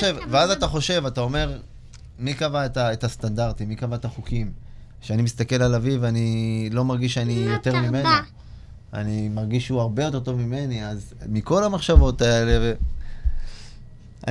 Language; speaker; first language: Hebrew; native; Hebrew